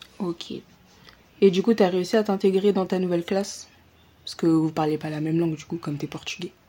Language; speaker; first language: French; early bilingual, other home language; Portuguese